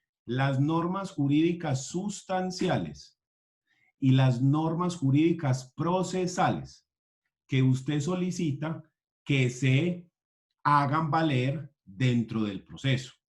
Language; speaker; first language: Spanish; native; Spanish